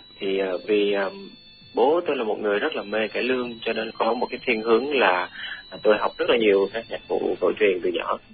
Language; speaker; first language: Vietnamese; native; Vietnamese